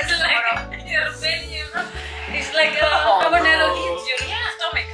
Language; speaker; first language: English; non-native, learner; Indonesian